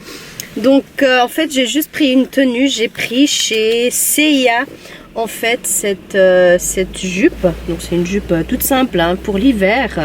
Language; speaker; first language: French; native; French